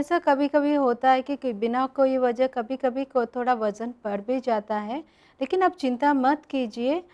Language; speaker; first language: Hindi; non-native, local second language; Telugu